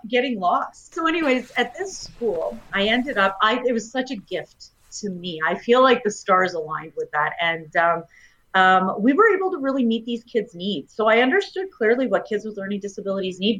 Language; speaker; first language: English; native; English